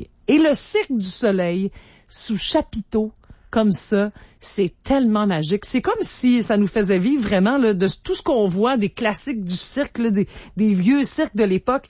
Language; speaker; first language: French; native; French